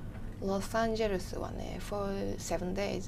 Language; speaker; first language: English; non-native, learner; Japanese